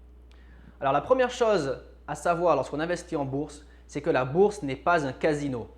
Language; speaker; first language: French; native; French